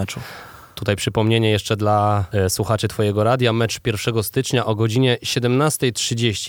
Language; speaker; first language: Polish; native; Polish